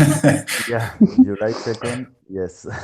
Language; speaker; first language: English; non-native, fluent; Spanish